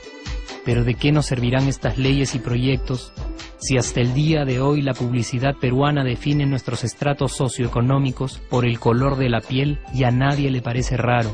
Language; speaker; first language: Spanish; native; Spanish